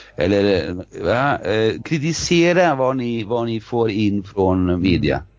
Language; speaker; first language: Swedish; non-native, fluent; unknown